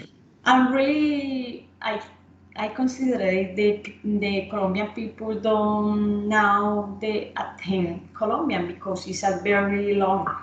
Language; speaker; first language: English; non-native, learner; Spanish